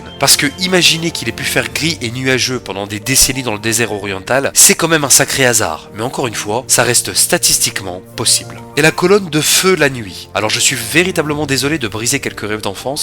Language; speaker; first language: French; native; French